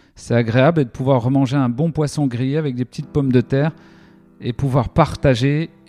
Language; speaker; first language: French; native; French